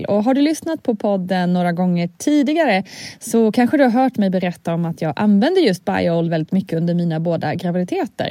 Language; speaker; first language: Swedish; native; Swedish